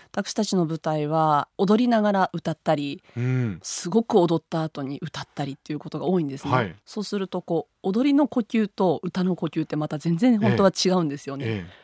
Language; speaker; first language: Japanese; native; Japanese